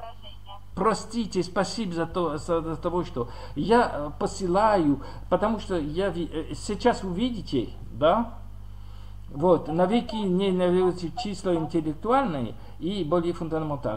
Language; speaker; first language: Russian; non-native, learner; French